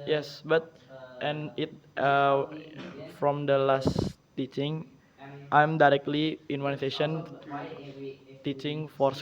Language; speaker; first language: English; non-native, learner; Indonesian